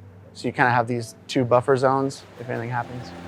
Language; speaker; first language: English; native; English